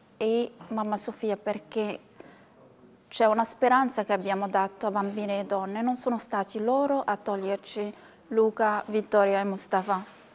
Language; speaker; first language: Italian; non-native, fluent; Arabic